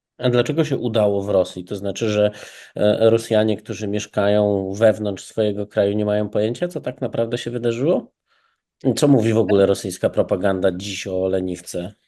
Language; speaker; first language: Polish; native; Polish